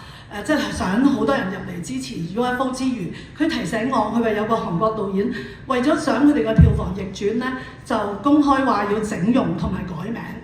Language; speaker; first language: Cantonese; native; Cantonese